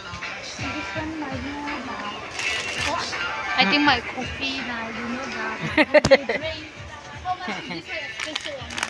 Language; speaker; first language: English; non-native, learner; Burmese